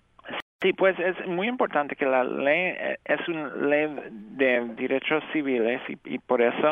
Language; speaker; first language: Spanish; early bilingual, heritage; English